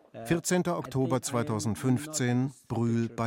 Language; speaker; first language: German; native; German